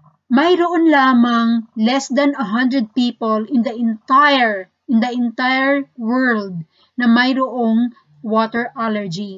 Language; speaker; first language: English; non-native, local second language; Filipino